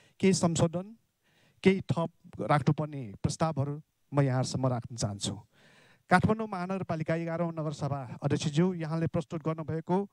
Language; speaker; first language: Nepali; non-native, local second language; Newari